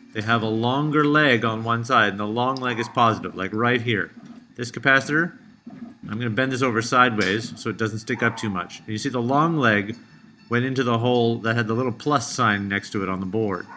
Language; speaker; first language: English; native; English